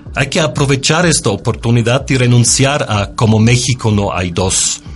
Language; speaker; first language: Spanish; non-native, fluent; German